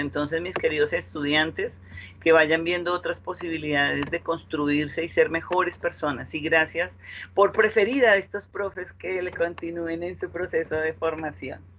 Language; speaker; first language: Spanish; native; Spanish